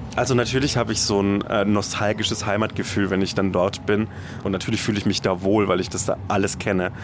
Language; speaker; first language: German; native; German